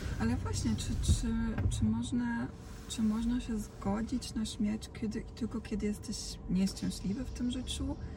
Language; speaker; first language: Polish; non-native, fluent; Croatian